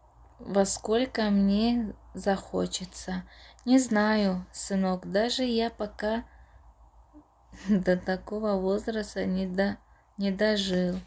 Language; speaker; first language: Russian; non-native, local second language; Tajik